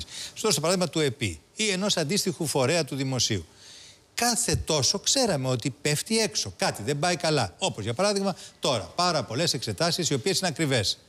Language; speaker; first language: Greek; native; Greek